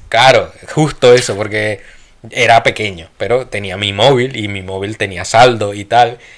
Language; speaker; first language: Spanish; native; Spanish